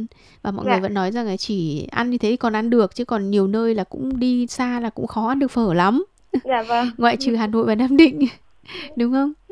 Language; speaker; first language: Vietnamese; native; Vietnamese